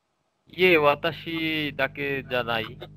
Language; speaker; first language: Japanese; non-native, learner; Bangla